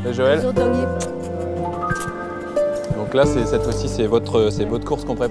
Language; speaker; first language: French; native; French